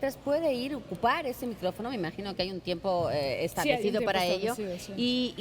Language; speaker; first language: Spanish; native; Spanish